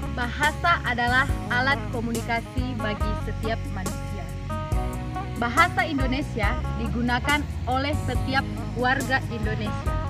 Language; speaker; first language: Indonesian; non-native, local second language; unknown